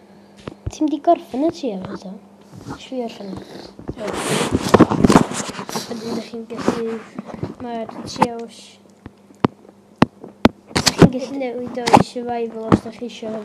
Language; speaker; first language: Welsh; native; Welsh